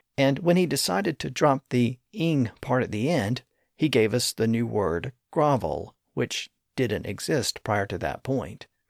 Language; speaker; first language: English; native; English